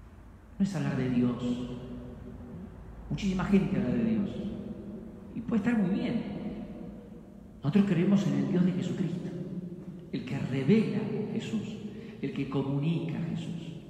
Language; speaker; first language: Spanish; native; Spanish